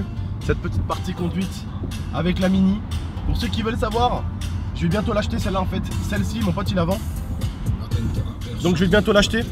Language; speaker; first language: French; native; French